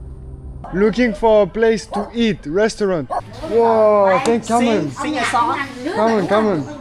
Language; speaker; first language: English; non-native, learner; French